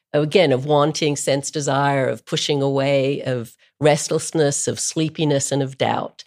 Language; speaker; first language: English; native; English